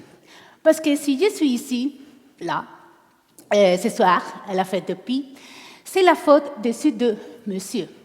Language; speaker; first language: French; non-native, learner; Spanish